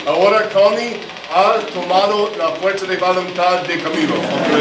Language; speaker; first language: Spanish; non-native, learner; English